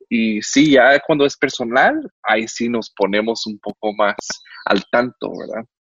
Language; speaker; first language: Spanish; non-native, fluent; English